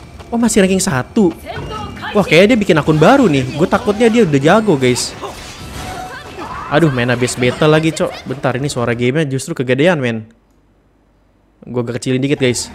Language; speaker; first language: Indonesian; native; Indonesian